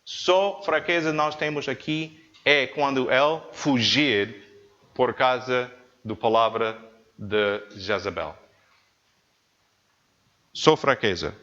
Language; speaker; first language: Portuguese; non-native, learner; English